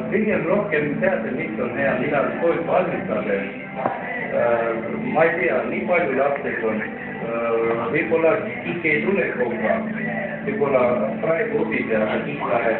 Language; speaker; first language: Estonian; non-native, learner; Armenian